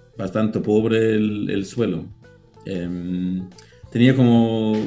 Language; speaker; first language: Spanish; non-native, learner; Danish